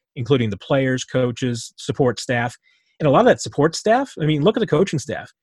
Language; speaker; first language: English; native; English